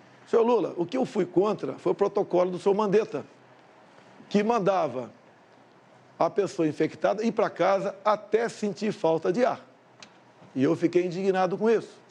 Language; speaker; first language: Portuguese; native; Portuguese